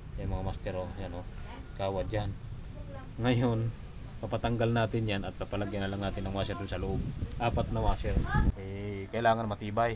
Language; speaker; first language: Filipino; non-native, local second language; Waray